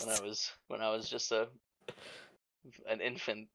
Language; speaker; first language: English; native; English